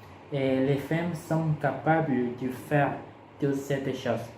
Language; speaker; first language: French; non-native, learner; Spanish